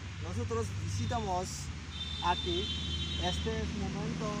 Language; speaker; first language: Spanish; non-native, learner; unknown